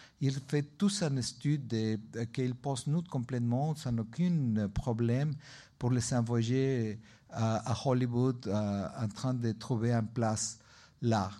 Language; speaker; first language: French; non-native, learner; Spanish